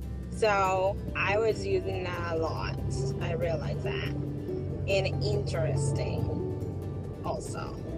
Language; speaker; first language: English; non-native, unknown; Japanese